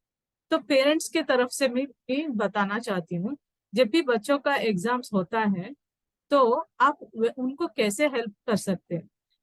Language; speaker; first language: Hindi; native; Hindi